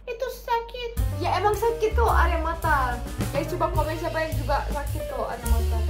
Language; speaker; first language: Indonesian; early bilingual, other home language; Russian